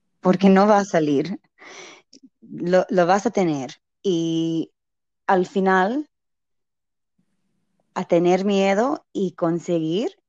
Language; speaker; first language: Spanish; non-native, learner; English